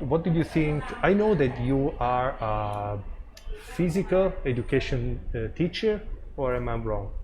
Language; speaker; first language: English; non-native, fluent; Italian